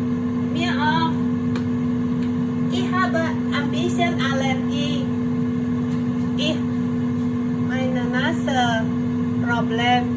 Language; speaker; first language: German; non-native, learner; Indonesian